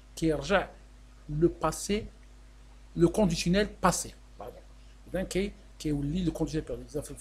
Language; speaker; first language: French; non-native, local second language; Arabic